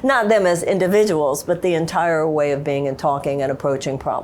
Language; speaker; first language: English; native; English